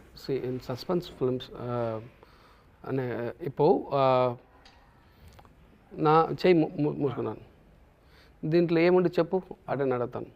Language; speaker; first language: Telugu; non-native, learner; Tamil